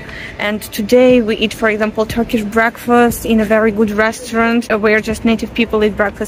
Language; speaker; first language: English; non-native, fluent; Russian